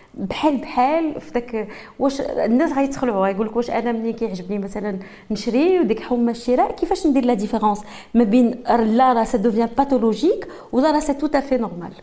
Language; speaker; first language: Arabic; native; Arabic